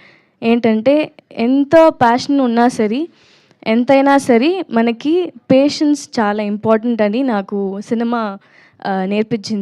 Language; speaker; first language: Telugu; non-native, learner; Tamil